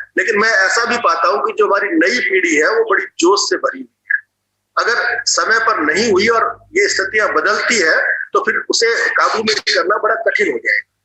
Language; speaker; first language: Hindi; non-native, local second language; Rajasthani